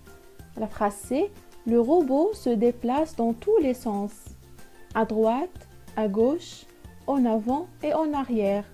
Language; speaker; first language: French; non-native, local second language; Arabic